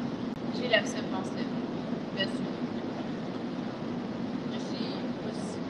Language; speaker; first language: French; non-native, learner; Russian